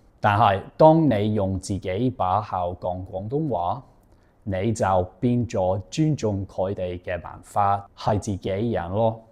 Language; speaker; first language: Cantonese; non-native, fluent; English